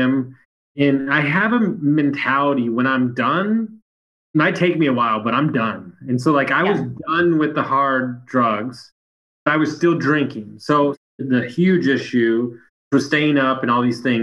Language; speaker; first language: English; native; English